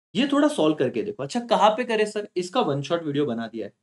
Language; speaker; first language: Hindi; non-native, local second language; Marathi